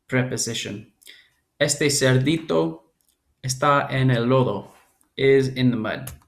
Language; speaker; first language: Spanish; non-native, learner; English